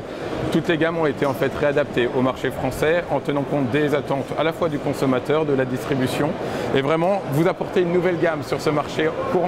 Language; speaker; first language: French; native; French